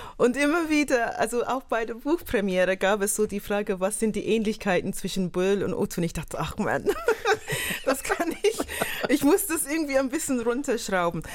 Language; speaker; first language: German; non-native, fluent; English